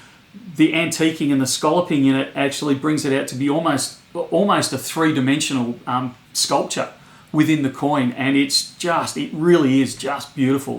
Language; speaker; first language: English; native; English